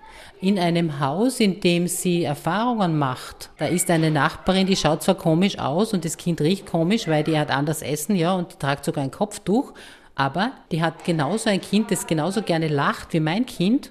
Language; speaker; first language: German; native; German